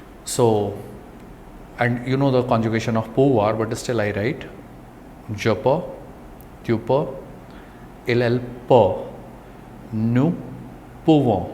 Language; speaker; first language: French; non-native, learner; Hindi